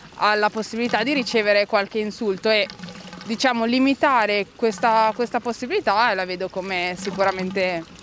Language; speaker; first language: Italian; native; Italian